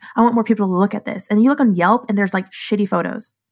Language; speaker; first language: English; native; English